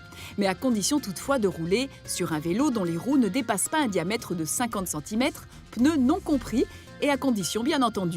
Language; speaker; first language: French; native; French